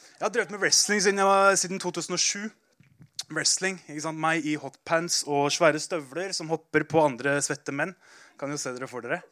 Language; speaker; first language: Norwegian; native; Norwegian